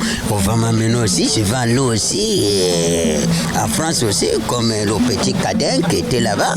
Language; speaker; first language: French; non-native, local second language; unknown